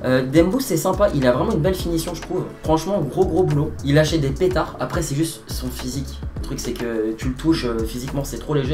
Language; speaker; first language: French; native; French